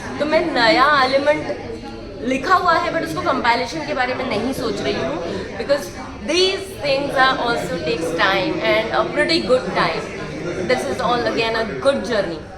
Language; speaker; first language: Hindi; native; Hindi